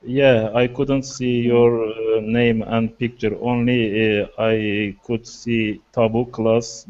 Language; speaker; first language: English; non-native, learner; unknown